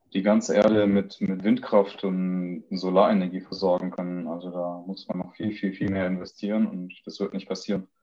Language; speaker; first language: German; early bilingual, other home language; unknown